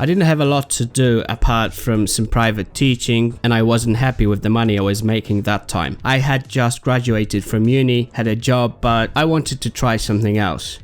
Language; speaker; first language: English; non-native, fluent; Polish